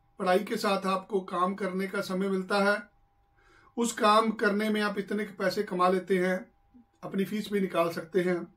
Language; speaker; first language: Hindi; non-native, local second language; Punjabi